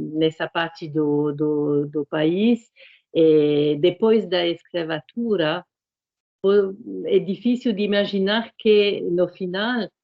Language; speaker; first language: Portuguese; non-native, fluent; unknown